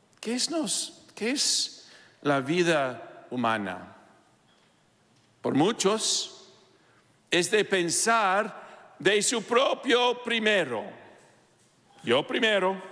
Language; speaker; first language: Spanish; non-native, fluent; English